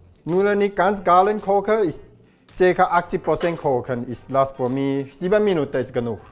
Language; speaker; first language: German; non-native, learner; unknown